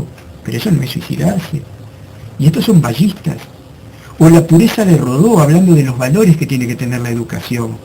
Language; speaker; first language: Spanish; native; Spanish